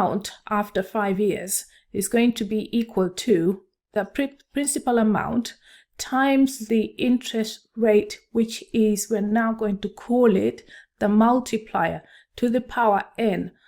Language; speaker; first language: English; non-native, local second language; Swahili